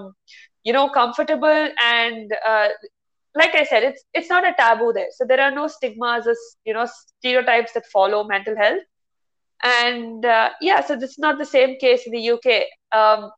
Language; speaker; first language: English; non-native, local second language; Tamil